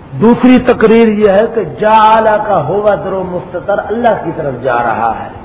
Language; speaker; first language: Urdu; non-native, local second language; Saraiki